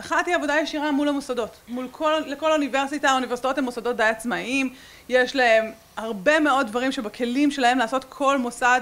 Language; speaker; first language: Hebrew; native; Hebrew